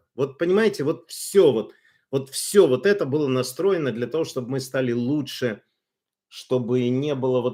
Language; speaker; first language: Russian; native; Russian